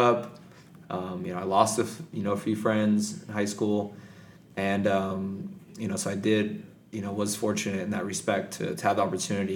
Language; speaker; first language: English; native; English